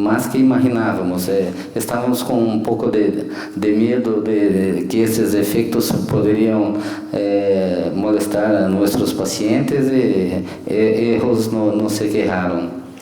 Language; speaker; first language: Spanish; non-native, fluent; Portuguese